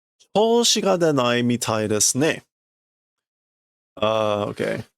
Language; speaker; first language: Japanese; non-native, learner; English